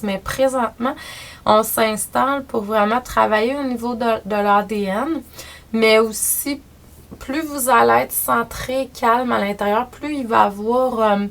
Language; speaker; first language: French; native; French